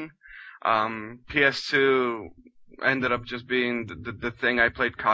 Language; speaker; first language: English; non-native, fluent; Spanish